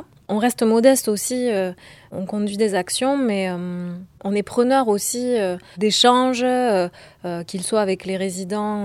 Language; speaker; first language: French; native; French